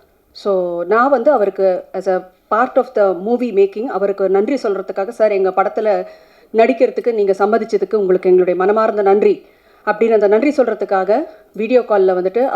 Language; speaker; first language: Tamil; native; Tamil